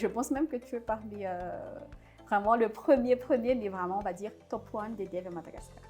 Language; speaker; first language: French; non-native, local second language; Malagasy